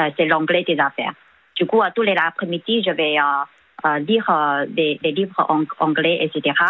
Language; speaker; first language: French; non-native, fluent; Chinese